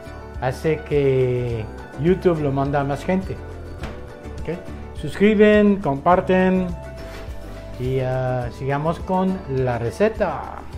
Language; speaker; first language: Spanish; non-native, fluent; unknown